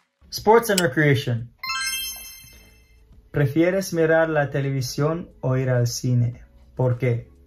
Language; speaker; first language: Spanish; non-native, fluent; English